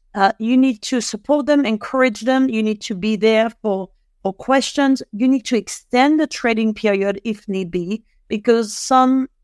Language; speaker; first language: English; non-native, fluent; French